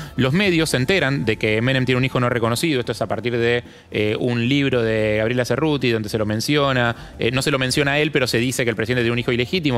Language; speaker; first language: Spanish; native; Spanish